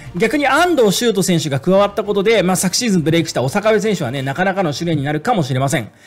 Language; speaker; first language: Japanese; native; Japanese